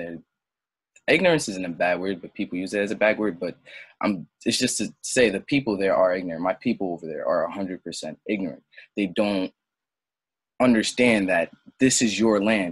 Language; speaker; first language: English; early bilingual, other home language; French